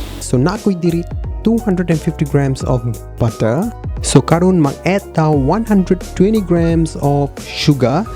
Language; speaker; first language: Cebuano; non-native, learner; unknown